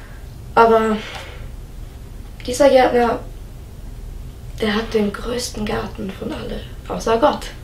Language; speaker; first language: German; non-native, fluent; English